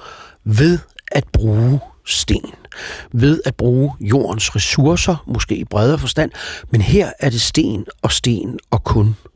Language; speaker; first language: Danish; native; Danish